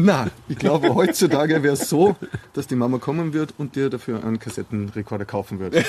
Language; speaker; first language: German; native; German